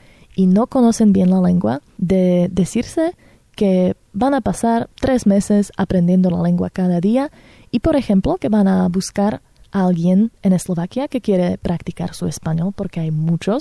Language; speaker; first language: Spanish; non-native, fluent; Slovak